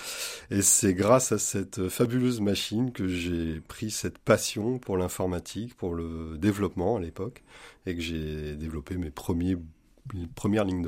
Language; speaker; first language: French; native; French